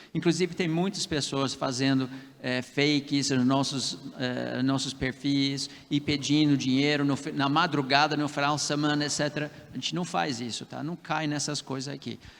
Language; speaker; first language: Portuguese; non-native, fluent; English